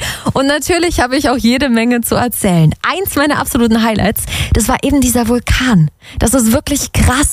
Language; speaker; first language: German; native; German